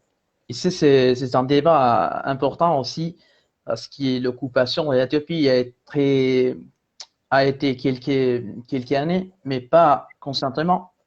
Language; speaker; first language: French; non-native, fluent; Spanish